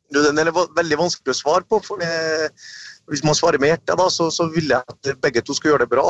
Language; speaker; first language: Norwegian; early bilingual, other home language; Arabic